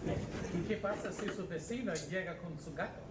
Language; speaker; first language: Spanish; non-native, fluent; English